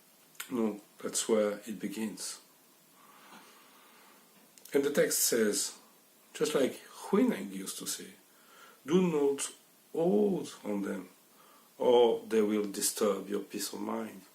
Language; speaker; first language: English; non-native, fluent; French